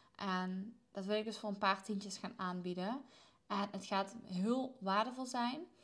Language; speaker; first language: Dutch; native; Dutch